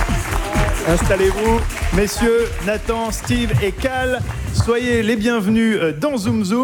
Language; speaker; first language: French; native; French